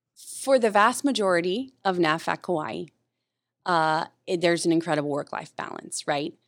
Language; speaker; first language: English; native; English